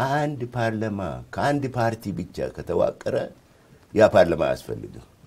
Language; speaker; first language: Amharic; non-native, local second language; Oromo